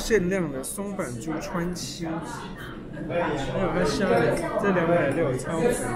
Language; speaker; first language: Chinese; native; Chinese